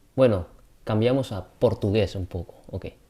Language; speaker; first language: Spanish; non-native, fluent; Indonesian